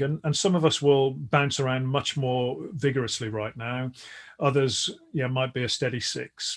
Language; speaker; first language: English; native; English